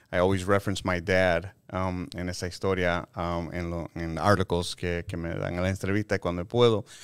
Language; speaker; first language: Spanish; early bilingual, heritage; Spanish